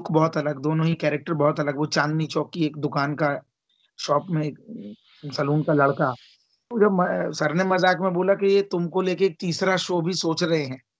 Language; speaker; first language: Hindi; native; Hindi